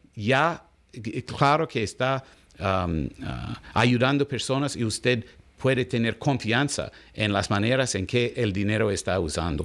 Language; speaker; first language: Spanish; non-native, learner; English